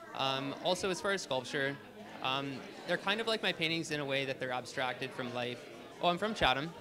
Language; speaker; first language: English; native; English